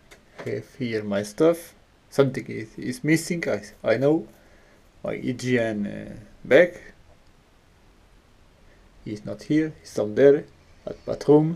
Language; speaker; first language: English; non-native, learner; Portuguese